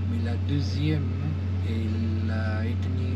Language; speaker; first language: French; non-native, fluent; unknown